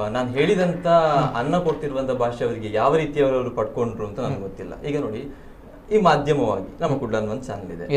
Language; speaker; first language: Kannada; non-native, local second language; Tulu